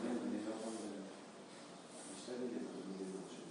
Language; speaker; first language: Hebrew; non-native, learner; Russian